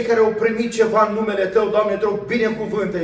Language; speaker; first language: Romanian; native; Romanian